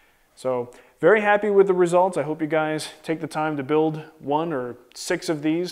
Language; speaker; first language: English; native; English